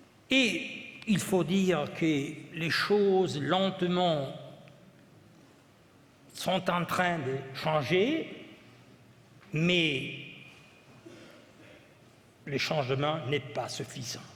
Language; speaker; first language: French; non-native, fluent; Italian